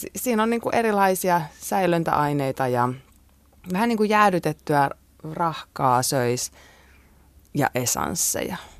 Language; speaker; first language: Finnish; native; Finnish